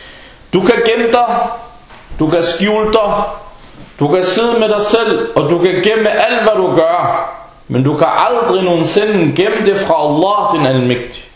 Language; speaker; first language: Danish; non-native, fluent; Arabic